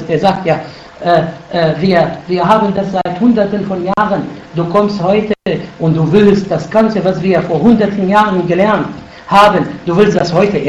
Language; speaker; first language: German; non-native, fluent; Arabic